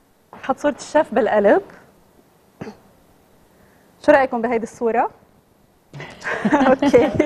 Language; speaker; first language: Arabic; native; Arabic